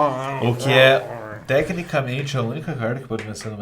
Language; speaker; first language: Portuguese; native; Portuguese